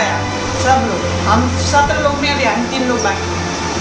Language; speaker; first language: Hindi; non-native, fluent; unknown